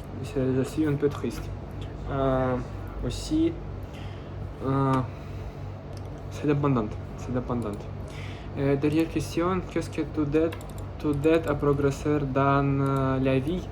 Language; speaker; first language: French; non-native, learner; Russian